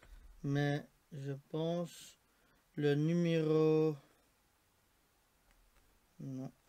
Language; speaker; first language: French; non-native, local second language; Dutch